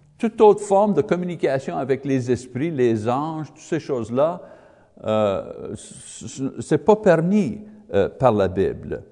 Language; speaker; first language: French; non-native, learner; English